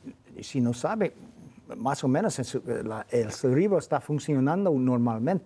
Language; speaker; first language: Spanish; non-native, fluent; English